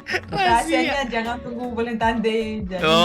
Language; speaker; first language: Indonesian; non-native, fluent; Russian